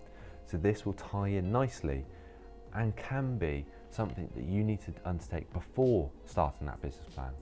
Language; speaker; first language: English; native; English